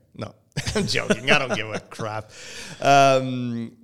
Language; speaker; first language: English; non-native, fluent; Portuguese